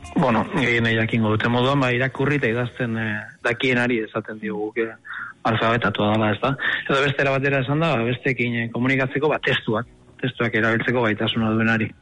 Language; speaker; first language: Basque; native; Basque